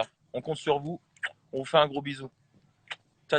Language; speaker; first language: French; native; French